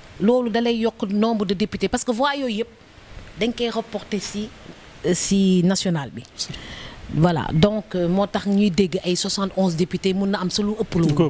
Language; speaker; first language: Wolof; non-native, local second language; Serer